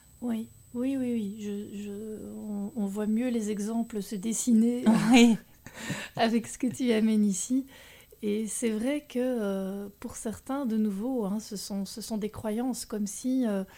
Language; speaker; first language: French; native; French